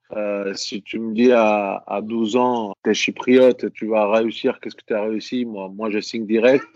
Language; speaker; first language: French; non-native, fluent; Greek